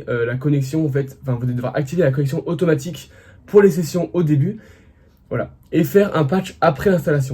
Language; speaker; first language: French; native; French